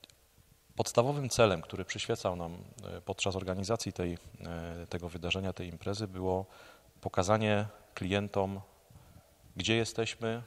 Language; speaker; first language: Polish; native; Polish